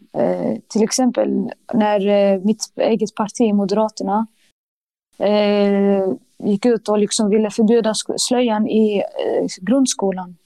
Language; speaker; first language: Swedish; early bilingual, other home language; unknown